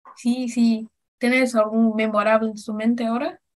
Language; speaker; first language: Spanish; non-native, learner; Portuguese